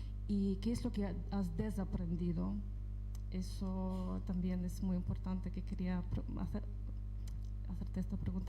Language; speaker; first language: Spanish; non-native, fluent; Ukrainian